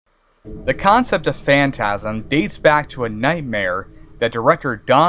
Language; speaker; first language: English; native; English